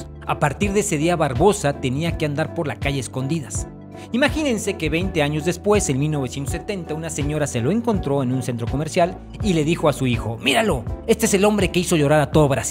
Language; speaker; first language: Spanish; native; Spanish